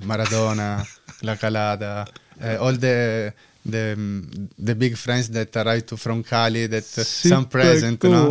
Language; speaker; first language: English; non-native, learner; Italian